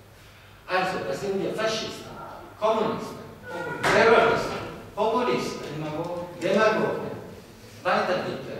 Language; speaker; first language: German; non-native, fluent; Italian